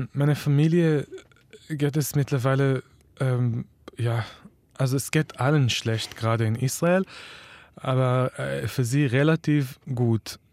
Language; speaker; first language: German; non-native, fluent; Hebrew